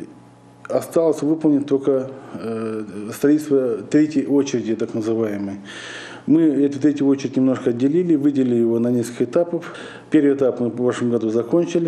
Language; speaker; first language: Russian; native; Russian